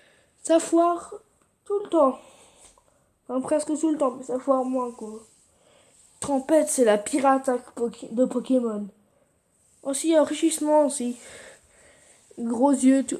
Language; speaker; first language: French; native; French